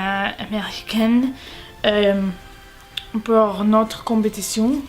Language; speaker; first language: French; non-native, learner; English